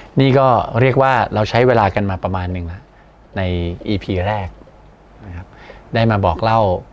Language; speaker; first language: Thai; native; Thai